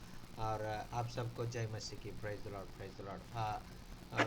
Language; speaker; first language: Hindi; non-native, local second language; Telugu